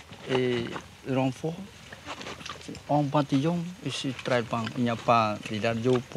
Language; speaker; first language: French; non-native, learner; Khmer